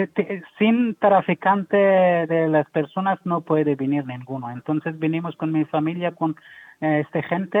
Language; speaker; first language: Spanish; non-native, learner; Persian